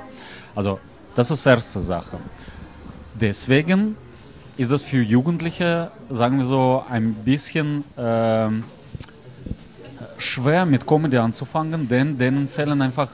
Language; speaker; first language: German; non-native, fluent; Russian